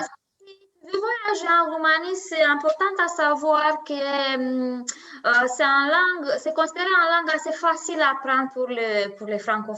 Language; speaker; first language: French; non-native, learner; Romanian